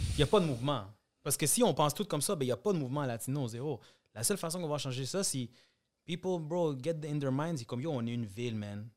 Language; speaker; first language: French; early bilingual, other home language; Spanish